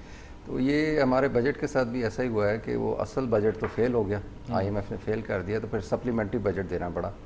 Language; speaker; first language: Urdu; native; Urdu